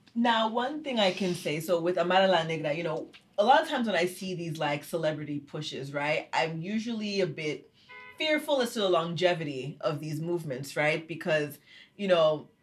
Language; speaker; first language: English; early bilingual, other home language; Haitian Creole